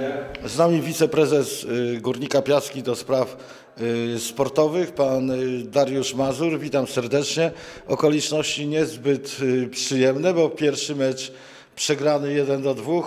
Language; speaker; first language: Polish; native; Polish